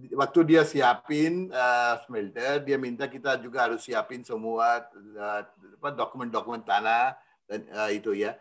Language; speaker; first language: Indonesian; non-native, fluent; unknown